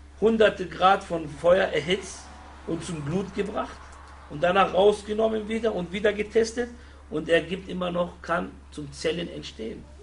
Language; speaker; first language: German; non-native, fluent; Arabic